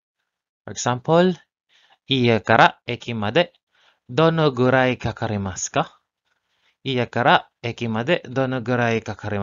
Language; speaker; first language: Japanese; non-native, learner; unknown